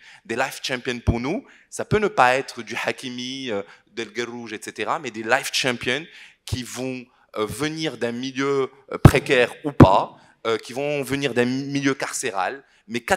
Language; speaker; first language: French; non-native, local second language; Arabic